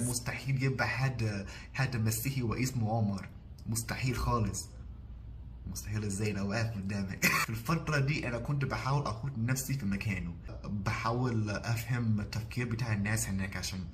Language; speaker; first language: Arabic; non-native, fluent; English